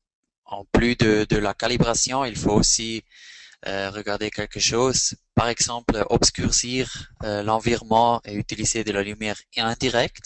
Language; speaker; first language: French; non-native, fluent; Spanish